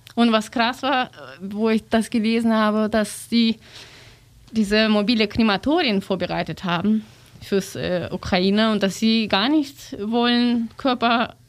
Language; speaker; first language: German; non-native, fluent; Russian